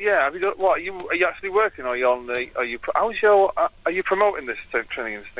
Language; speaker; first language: English; native; English